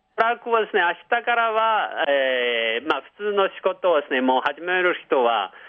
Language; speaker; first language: Japanese; non-native, fluent; Chinese